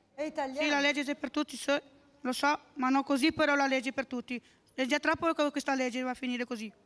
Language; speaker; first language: Italian; native; Italian